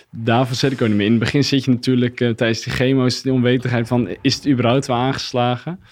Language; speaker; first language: Dutch; native; Dutch